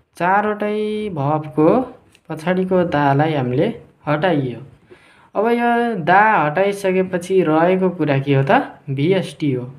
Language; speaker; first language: Nepali; native; Nepali